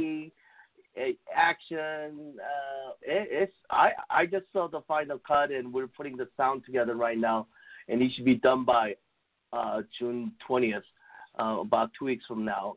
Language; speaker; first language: English; non-native, fluent; Korean